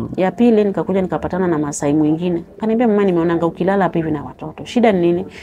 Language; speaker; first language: Swahili; non-native, local second language; Luo (Kenya and Tanzania)